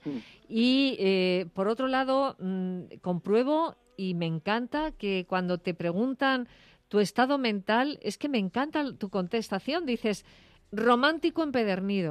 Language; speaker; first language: Spanish; native; Spanish